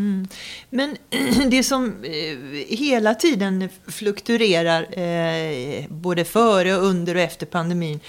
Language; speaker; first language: Swedish; native; Swedish